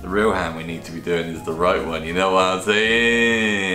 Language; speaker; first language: English; native; English